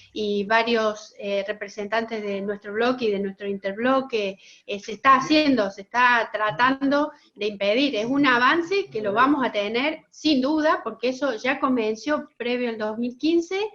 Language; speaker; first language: Spanish; native; Spanish